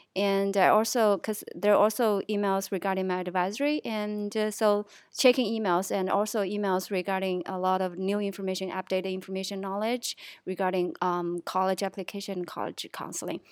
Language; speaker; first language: English; non-native, fluent; Chinese